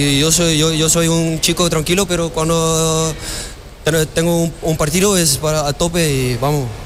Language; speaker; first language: Spanish; non-native, learner; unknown